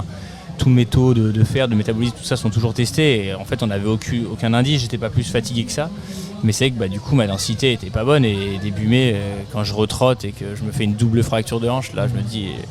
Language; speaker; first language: French; native; French